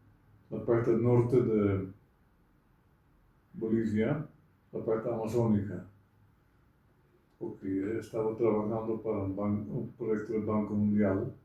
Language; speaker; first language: Spanish; non-native, fluent; Dutch